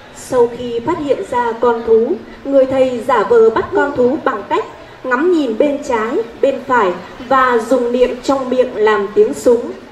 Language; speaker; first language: Vietnamese; native; Vietnamese